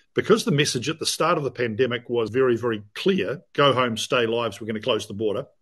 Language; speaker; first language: English; native; English